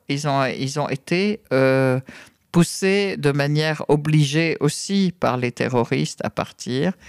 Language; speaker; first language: French; non-native, fluent; Arabic